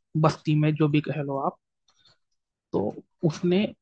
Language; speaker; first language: Hindi; non-native, local second language; Marathi